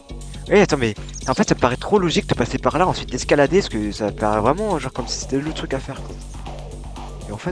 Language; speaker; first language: French; native; French